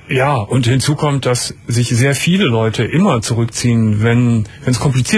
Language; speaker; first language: German; native; German